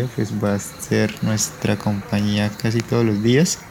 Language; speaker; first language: Spanish; non-native, local second language; Ticuna